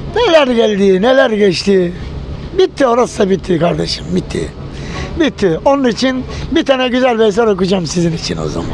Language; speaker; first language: Turkish; native; Turkish